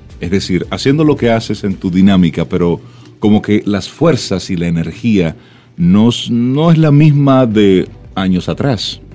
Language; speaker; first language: Spanish; native; Spanish